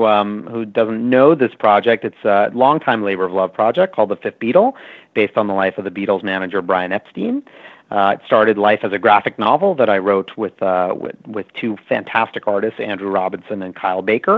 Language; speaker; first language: English; native; English